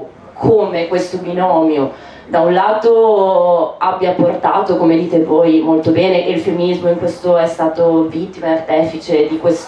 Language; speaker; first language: Italian; native; Italian